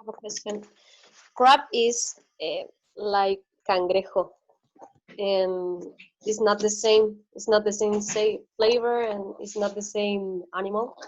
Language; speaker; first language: English; non-native, learner; Spanish